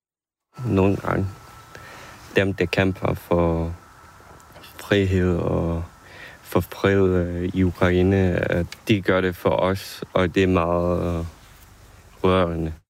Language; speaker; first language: Danish; non-native, fluent; Ukrainian